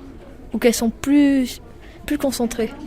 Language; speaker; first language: French; native; French